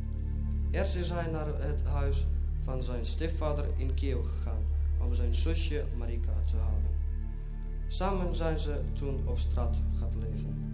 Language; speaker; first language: Dutch; non-native, fluent; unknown